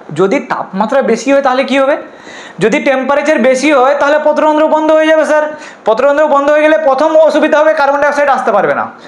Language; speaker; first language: Bangla; non-native, local second language; Hindi